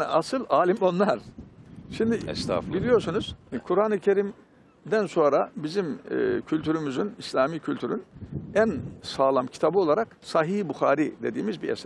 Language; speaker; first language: Turkish; native; Turkish